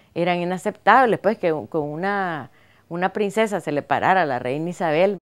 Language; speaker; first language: Spanish; native; Spanish